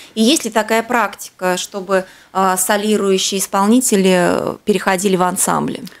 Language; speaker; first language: Russian; native; Russian